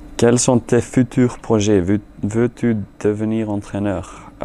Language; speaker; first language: French; non-native, learner; Icelandic